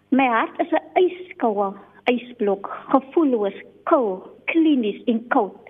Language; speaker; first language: Afrikaans; native; Afrikaans